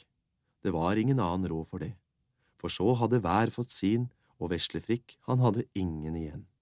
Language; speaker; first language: Norwegian; native; Norwegian